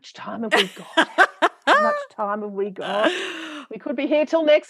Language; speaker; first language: English; native; English